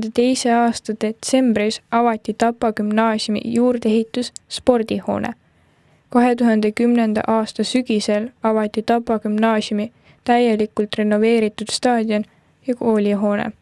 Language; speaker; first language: Estonian; native; Estonian